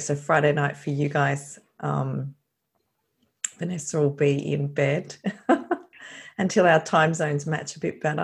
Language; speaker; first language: English; native; English